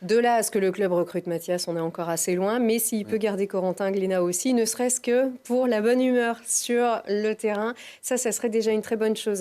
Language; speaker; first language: French; native; French